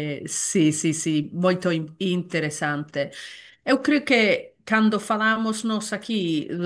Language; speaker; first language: Galician; non-native, learner; Welsh